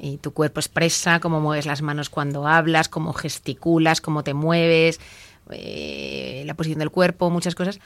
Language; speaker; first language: Spanish; native; Spanish